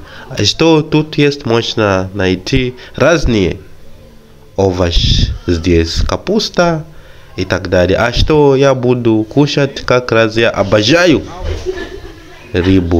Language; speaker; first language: Russian; non-native, fluent; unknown